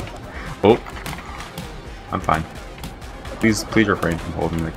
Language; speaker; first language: English; native; English